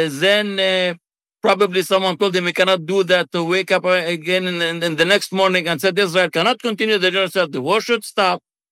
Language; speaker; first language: English; non-native, fluent; Arabic